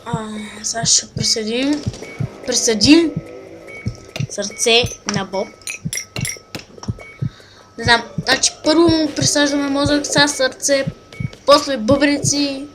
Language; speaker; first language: Bulgarian; native; Bulgarian